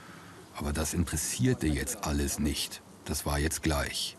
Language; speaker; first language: German; native; German